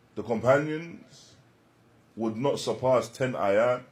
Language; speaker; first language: English; native; English